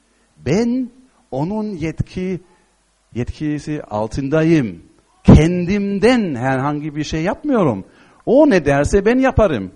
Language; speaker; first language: Turkish; non-native, fluent; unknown